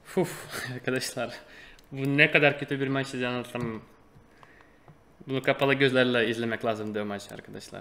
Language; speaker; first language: Turkish; non-native, fluent; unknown